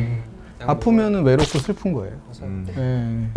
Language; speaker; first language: Korean; native; Korean